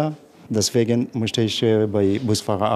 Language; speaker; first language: German; non-native, learner; Arabic